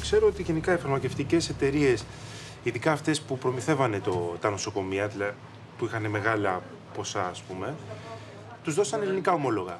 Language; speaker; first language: Greek; native; Greek